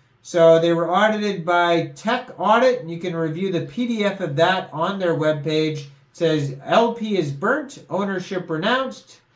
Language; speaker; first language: English; native; English